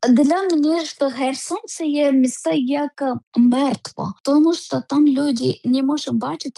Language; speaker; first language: Ukrainian; non-native, learner; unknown